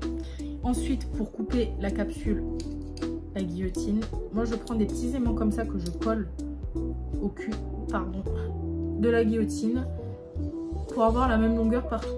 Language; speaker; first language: French; native; French